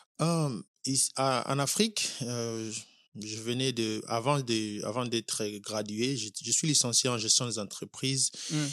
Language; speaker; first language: French; non-native, local second language; Lingala